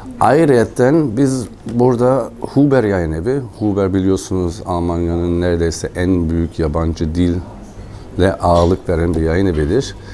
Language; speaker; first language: Turkish; non-native, fluent; German